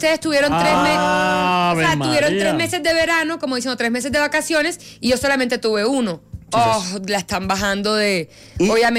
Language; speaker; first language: Spanish; native; Spanish